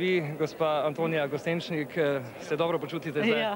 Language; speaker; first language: Slovenian; native; Slovenian